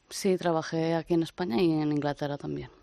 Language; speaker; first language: Spanish; early bilingual, other home language; Romanian